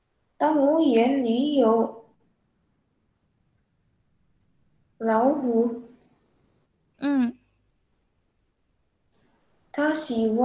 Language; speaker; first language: Chinese; non-native, learner; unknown